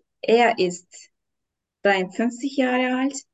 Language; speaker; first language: German; non-native, learner; Turkish